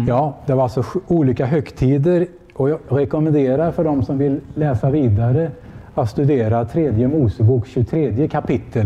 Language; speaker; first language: Swedish; native; Swedish